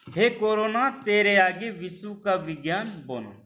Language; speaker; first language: Hindi; native; Hindi